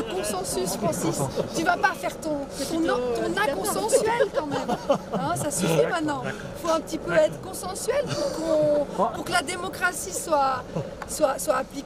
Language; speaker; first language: French; native; French